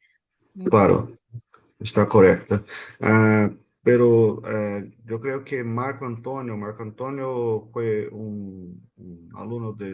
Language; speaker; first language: Spanish; non-native, fluent; Portuguese